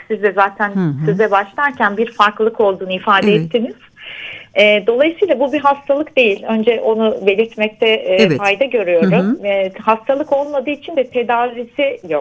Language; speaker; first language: Turkish; native; Turkish